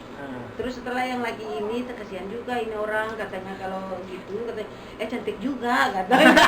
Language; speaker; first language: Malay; non-native, local second language; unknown